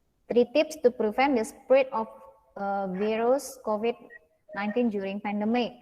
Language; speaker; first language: English; non-native, fluent; Indonesian